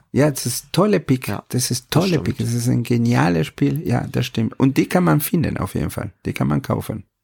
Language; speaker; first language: German; non-native, fluent; Spanish